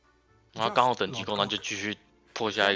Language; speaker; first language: Chinese; native; Chinese